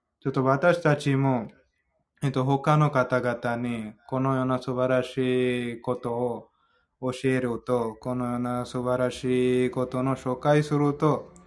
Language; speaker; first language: Japanese; non-native, fluent; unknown